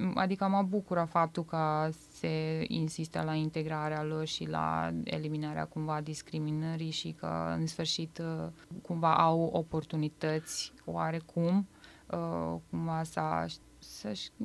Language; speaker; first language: Romanian; non-native, fluent; Bosnian